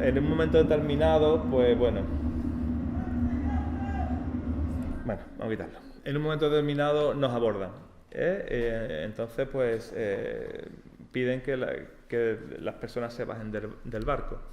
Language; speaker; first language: Spanish; native; Spanish